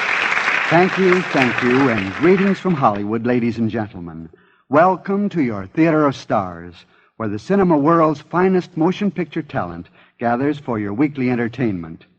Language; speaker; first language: English; native; English